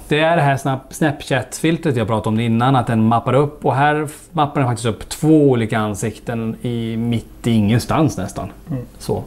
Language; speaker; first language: Swedish; native; Swedish